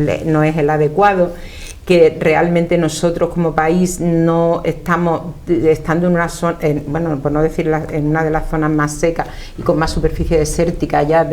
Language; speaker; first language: Spanish; native; Spanish